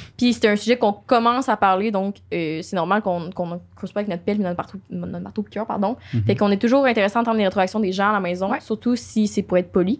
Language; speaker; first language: French; native; French